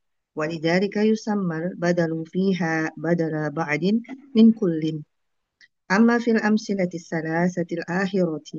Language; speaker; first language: Arabic; non-native, learner; Indonesian